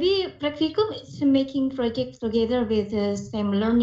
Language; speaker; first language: English; non-native, learner; Indonesian